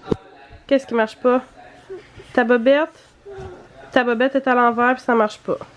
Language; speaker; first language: French; native; French